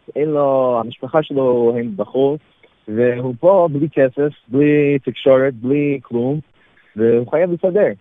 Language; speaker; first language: Hebrew; non-native, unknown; English